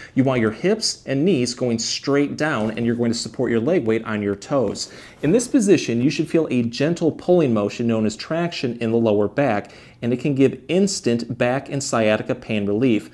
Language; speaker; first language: English; native; English